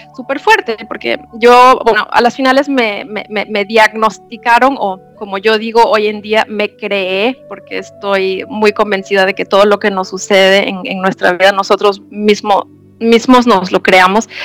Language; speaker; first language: Spanish; non-native, fluent; German